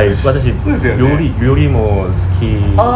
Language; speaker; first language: Japanese; non-native, learner; Korean